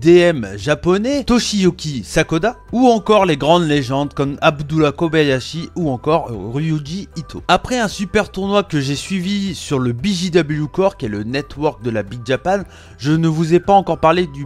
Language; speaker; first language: French; native; French